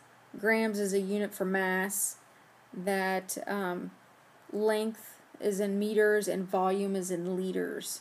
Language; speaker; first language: English; native; English